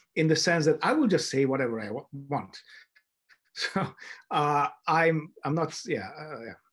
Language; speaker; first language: English; non-native, fluent; Hungarian